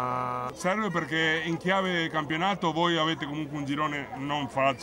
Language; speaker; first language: Italian; native; Italian